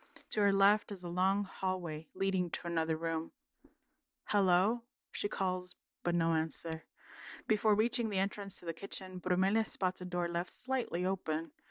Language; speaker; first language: English; early bilingual, other home language; Spanish